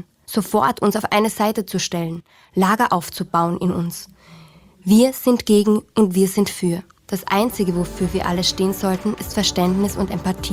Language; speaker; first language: German; native; German